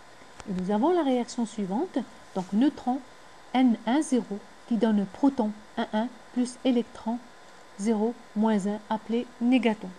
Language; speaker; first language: French; non-native, local second language; Arabic